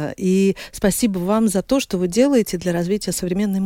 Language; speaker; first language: Russian; native; Russian